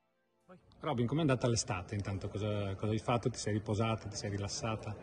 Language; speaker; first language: Italian; native; Italian